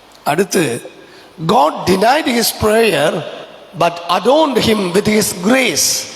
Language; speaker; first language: English; non-native, local second language; Tamil